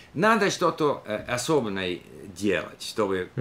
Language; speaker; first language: Russian; non-native, learner; English